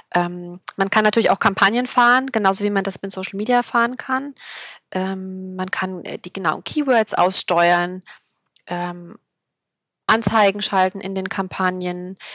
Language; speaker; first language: German; native; German